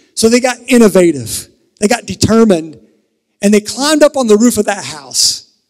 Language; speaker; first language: English; native; English